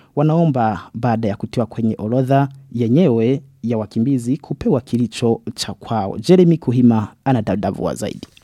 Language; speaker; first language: Swahili; non-native, local second language; Rundi